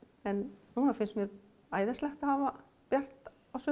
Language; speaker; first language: Icelandic; non-native, fluent; Afrikaans